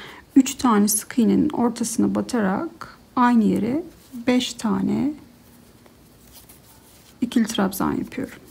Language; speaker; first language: Turkish; native; Turkish